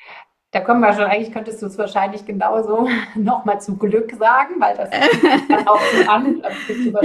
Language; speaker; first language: German; native; German